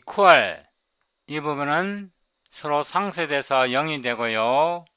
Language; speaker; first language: Korean; native; Korean